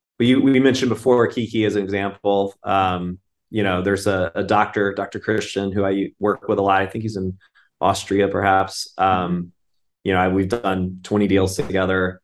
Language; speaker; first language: English; native; English